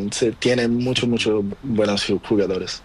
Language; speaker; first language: Spanish; non-native, learner; Portuguese